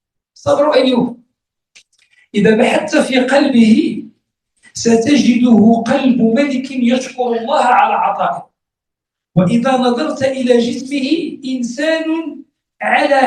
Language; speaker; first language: Arabic; native; Arabic